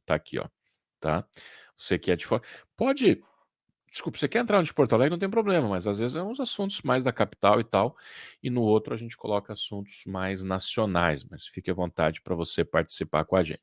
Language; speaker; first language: Portuguese; native; Portuguese